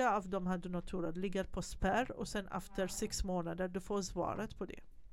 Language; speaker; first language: Swedish; non-native, fluent; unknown